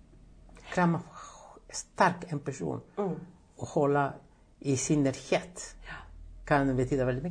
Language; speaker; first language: Swedish; non-native, fluent; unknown